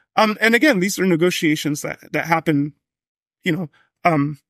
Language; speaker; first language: English; native; English